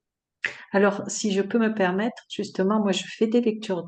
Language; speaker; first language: French; native; French